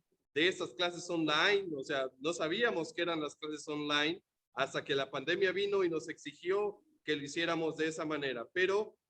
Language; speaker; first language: Spanish; native; Spanish